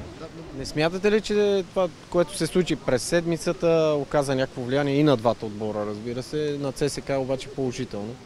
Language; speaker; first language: Bulgarian; native; Bulgarian